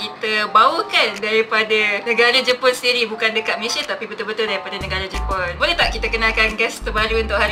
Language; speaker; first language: Malay; native; Malay